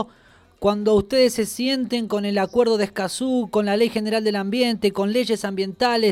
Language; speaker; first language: Spanish; native; Spanish